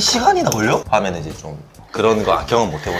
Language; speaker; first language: Korean; native; Korean